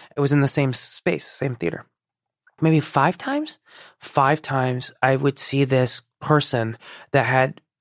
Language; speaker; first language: English; early bilingual, other home language; Persian